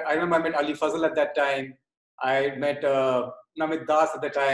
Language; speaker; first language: English; non-native, local second language; Bangla